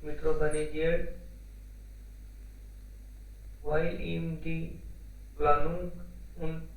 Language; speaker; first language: German; non-native, learner; Hindi